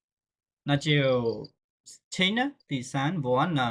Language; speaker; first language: Chinese; non-native, fluent; Khmer